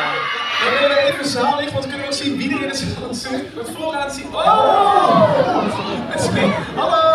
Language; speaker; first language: Dutch; native; Dutch